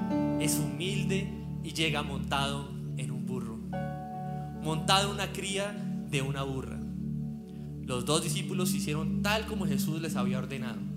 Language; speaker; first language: Spanish; native; Spanish